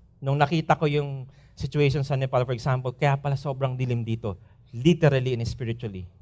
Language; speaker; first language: Filipino; native; Filipino